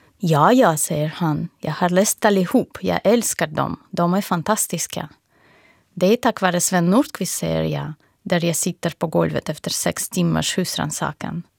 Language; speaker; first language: Swedish; non-native, fluent; Russian